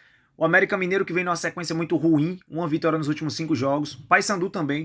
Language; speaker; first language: Portuguese; native; Portuguese